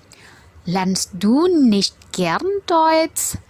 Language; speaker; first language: German; non-native, fluent; Indonesian